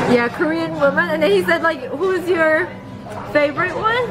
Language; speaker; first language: English; non-native, fluent; Korean